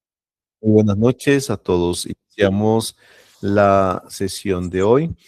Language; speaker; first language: Spanish; native; Spanish